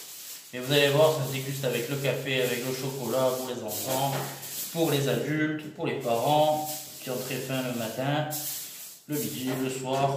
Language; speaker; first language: French; native; French